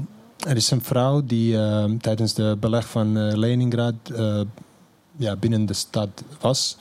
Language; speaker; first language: Dutch; non-native, fluent; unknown